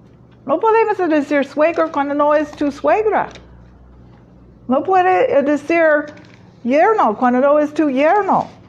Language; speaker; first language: Spanish; non-native, fluent; English